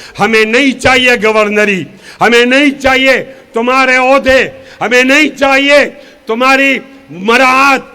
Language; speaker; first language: Urdu; non-native, local second language; Pashto